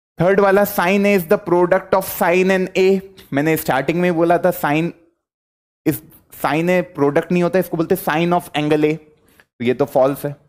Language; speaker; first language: Hindi; native; Hindi